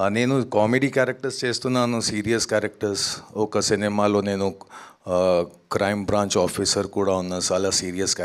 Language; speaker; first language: Telugu; non-native, learner; Hindi